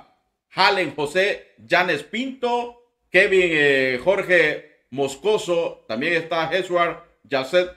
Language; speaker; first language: Spanish; native; Spanish